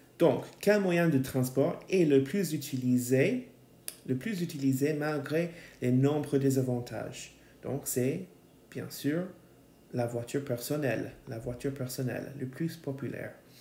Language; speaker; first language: French; non-native, fluent; English